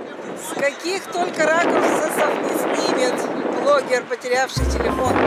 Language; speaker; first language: Russian; native; Russian